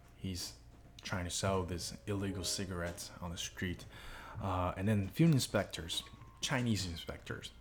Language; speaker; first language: English; non-native, fluent; Chinese